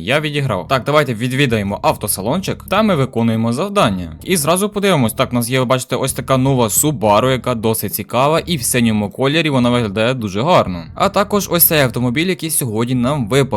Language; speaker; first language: Ukrainian; native; Ukrainian